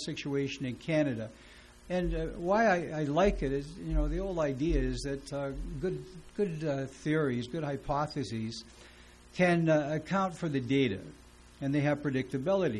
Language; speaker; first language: English; native; English